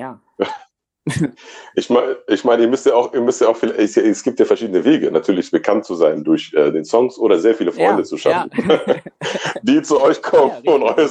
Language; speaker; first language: German; native; German